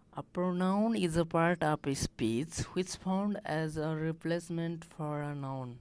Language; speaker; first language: English; non-native, local second language; Nepali